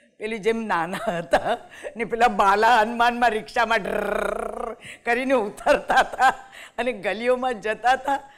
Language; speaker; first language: Gujarati; non-native, local second language; Marathi